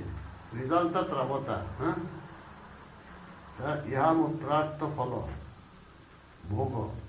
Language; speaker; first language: Russian; non-native, learner; Bangla